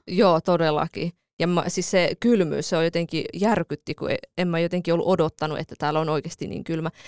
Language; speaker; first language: Finnish; early bilingual, other home language; Kurdish